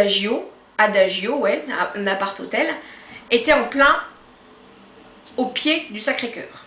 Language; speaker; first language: French; native; French